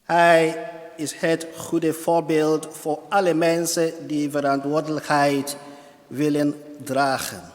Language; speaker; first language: Dutch; non-native, fluent; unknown